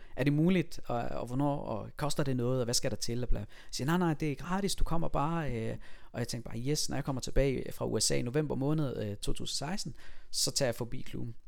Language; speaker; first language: Danish; early bilingual, other home language; Persian